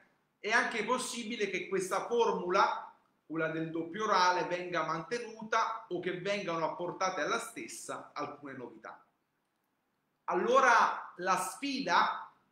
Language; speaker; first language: Italian; native; Italian